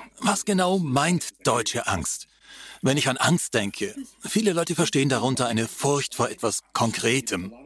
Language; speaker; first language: German; non-native, fluent; English